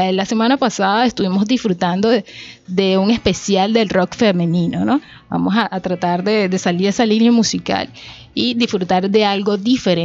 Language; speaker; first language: Spanish; native; Spanish